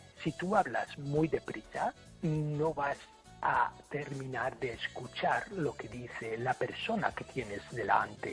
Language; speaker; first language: Spanish; non-native, fluent; English